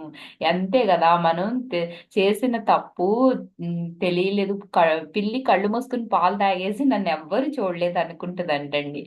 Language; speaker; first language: Telugu; native; Telugu